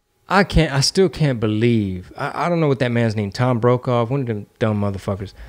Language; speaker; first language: English; early bilingual, other home language; Spanish